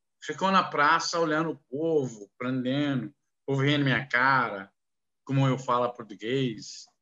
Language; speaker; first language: Portuguese; non-native, learner; Arabic